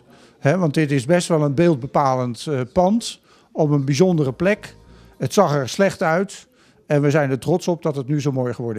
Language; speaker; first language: Dutch; native; Dutch